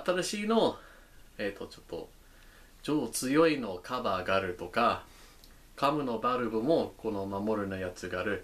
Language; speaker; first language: Japanese; non-native, learner; English